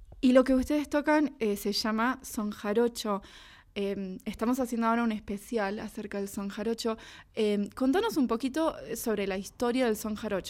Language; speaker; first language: Spanish; native; Spanish